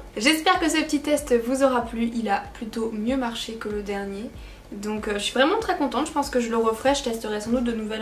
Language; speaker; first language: French; native; French